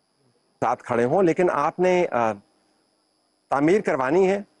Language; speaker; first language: Urdu; native; Urdu